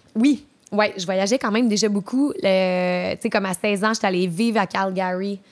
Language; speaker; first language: French; native; French